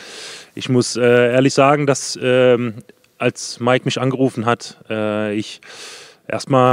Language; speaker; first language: German; native; German